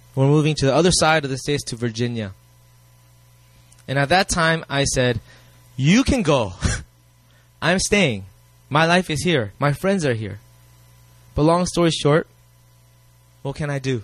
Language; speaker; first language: English; native; English